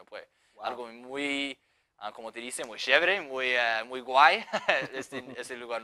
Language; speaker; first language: Spanish; non-native, fluent; English